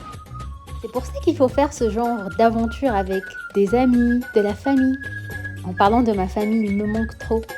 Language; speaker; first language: French; non-native, local second language; Arabic